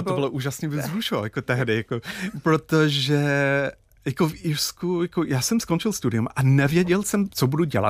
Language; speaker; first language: Czech; non-native, fluent; English